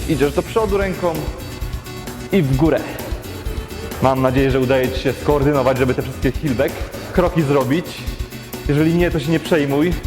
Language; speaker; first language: Polish; native; Polish